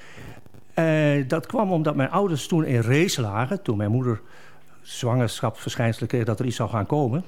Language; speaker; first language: Dutch; native; Dutch